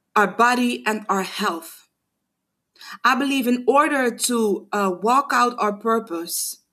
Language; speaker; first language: English; non-native, fluent; Papiamento